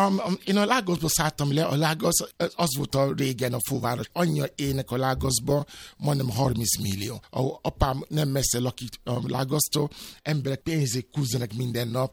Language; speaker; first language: Hungarian; non-native, fluent; Yoruba